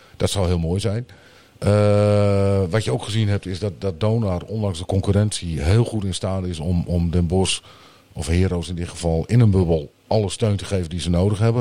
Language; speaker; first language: Dutch; native; Dutch